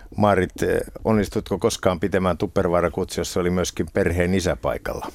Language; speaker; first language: Finnish; native; Finnish